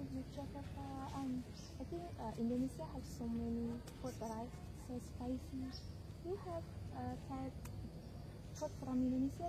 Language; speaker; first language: English; non-native, learner; Javanese